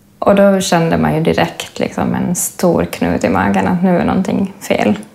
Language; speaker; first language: Swedish; native; Swedish